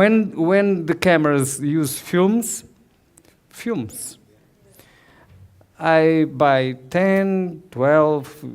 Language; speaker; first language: English; non-native, learner; Portuguese